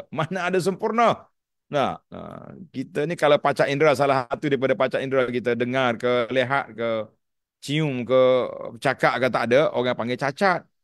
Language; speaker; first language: Malay; native; Malay